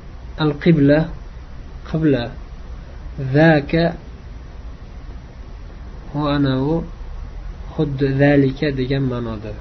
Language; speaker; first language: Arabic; non-native, fluent; Uzbek